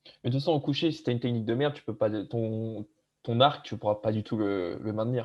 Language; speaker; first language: French; native; French